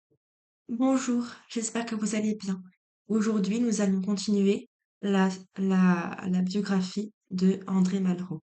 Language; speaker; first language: French; native; French